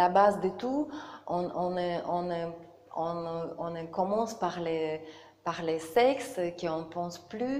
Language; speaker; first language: French; non-native, learner; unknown